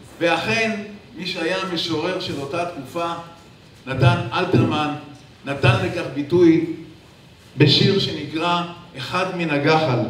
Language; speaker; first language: Hebrew; native; Hebrew